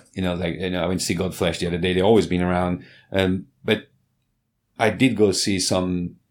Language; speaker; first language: English; non-native, fluent; Portuguese